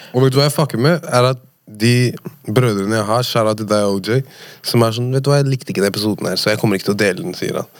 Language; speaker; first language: Norwegian; native; Norwegian